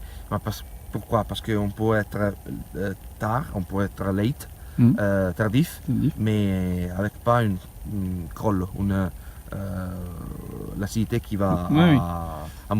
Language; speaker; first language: French; non-native, learner; Italian